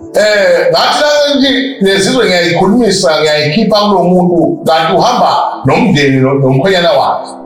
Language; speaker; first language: Zulu; native; Zulu